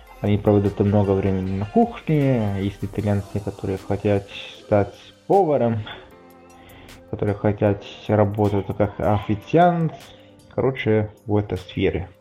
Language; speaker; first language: Russian; non-native, fluent; Italian